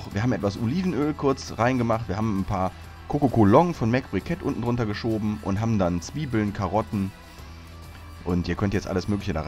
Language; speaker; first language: German; native; German